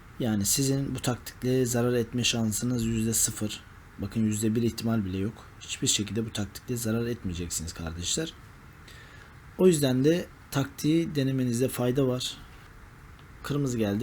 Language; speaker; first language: Turkish; native; Turkish